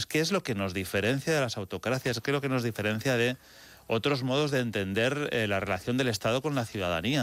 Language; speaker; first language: Spanish; native; Spanish